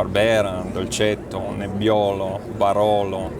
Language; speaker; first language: Italian; native; Italian